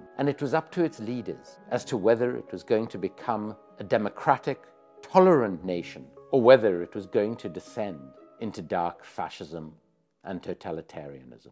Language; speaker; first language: English; native; English